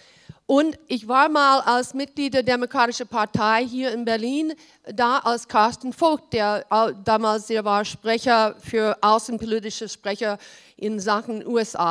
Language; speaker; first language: German; early bilingual, heritage; German